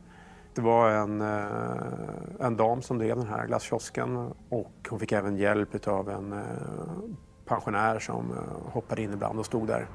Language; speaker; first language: Swedish; native; Swedish